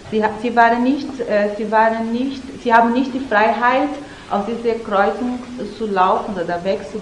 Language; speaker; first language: German; non-native, learner; Portuguese